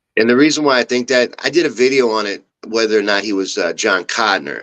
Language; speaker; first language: English; native; English